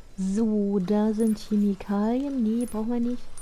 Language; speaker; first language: German; native; German